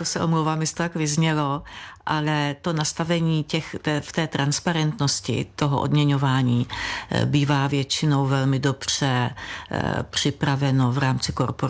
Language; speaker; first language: Czech; native; Czech